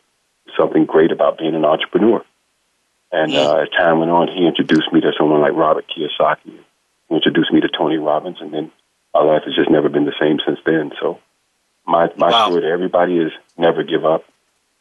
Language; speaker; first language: English; native; English